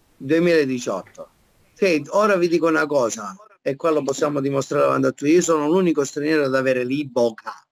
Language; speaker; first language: Italian; native; Italian